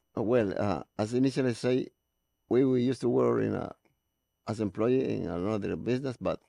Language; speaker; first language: English; non-native, learner; Spanish